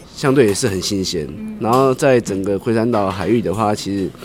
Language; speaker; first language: Chinese; native; Chinese